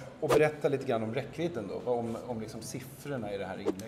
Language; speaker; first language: Swedish; native; Swedish